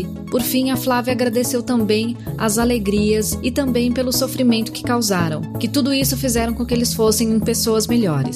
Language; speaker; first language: Portuguese; native; Portuguese